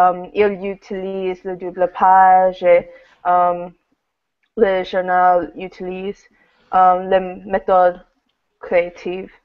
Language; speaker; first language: French; non-native, learner; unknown